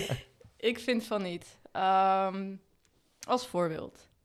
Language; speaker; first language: Dutch; early bilingual, other home language; Arabic